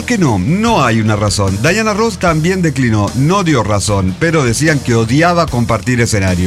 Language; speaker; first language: Spanish; native; Spanish